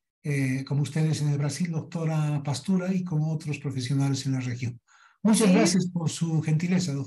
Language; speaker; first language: Spanish; native; Spanish